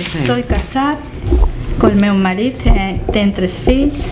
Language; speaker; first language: Catalan; non-native, learner; Spanish